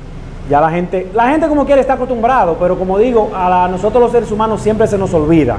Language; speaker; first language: Spanish; native; Spanish